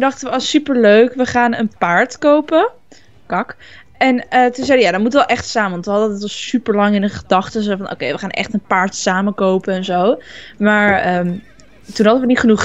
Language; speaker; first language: Dutch; native; Dutch